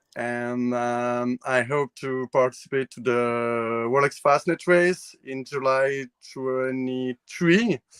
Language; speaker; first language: English; non-native, learner; French